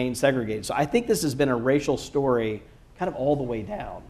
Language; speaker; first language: English; native; English